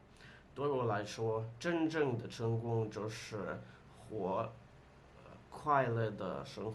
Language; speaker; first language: Chinese; non-native, learner; English